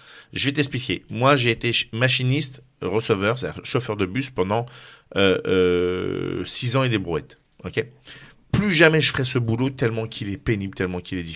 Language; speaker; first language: French; native; French